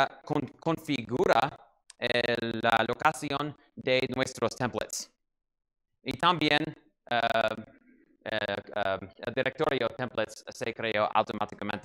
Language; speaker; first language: Spanish; non-native, learner; English